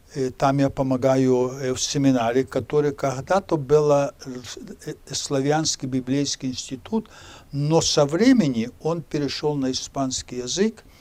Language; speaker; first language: Russian; early bilingual, heritage; Spanish